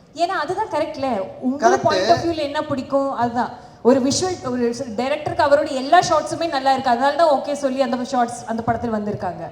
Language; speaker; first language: Tamil; non-native, fluent; Malayalam